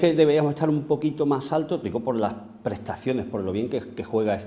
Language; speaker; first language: Spanish; native; Spanish